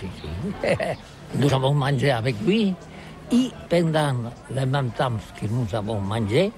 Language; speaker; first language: French; non-native, learner; Catalan